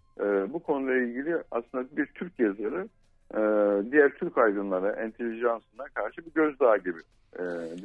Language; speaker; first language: Turkish; native; Turkish